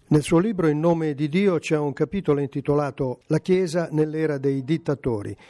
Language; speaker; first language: Italian; native; Italian